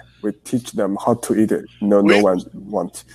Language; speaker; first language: English; non-native, learner; Chinese